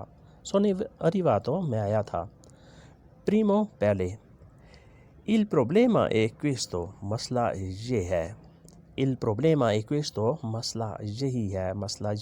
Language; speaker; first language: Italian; non-native, learner; Urdu